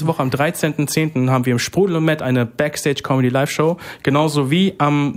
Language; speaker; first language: German; native; German